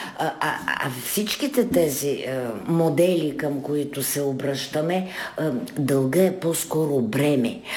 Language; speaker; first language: Bulgarian; native; Bulgarian